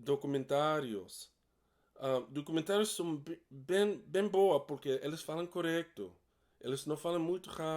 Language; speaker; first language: Portuguese; non-native, learner; English